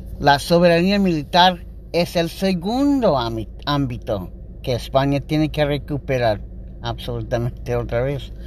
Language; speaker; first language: Spanish; non-native, learner; English